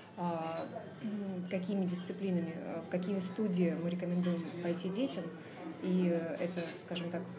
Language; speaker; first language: Russian; native; Russian